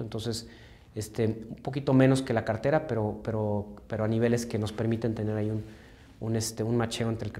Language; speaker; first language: Spanish; native; Spanish